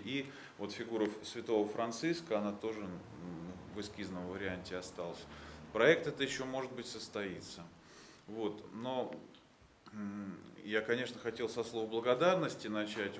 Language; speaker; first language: Russian; native; Russian